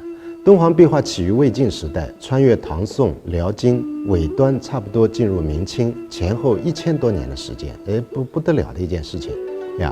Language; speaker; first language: Chinese; native; Chinese